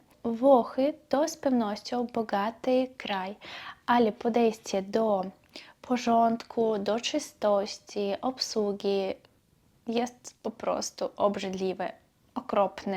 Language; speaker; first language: Polish; non-native, learner; Belarusian